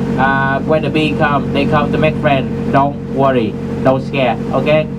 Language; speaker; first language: English; non-native, learner; Vietnamese